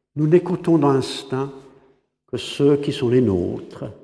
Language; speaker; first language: French; non-native, fluent; English